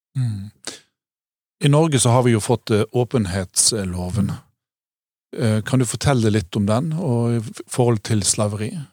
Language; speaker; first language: Norwegian; native; Norwegian